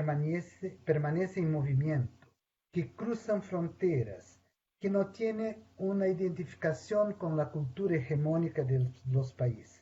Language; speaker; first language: Spanish; non-native, fluent; Portuguese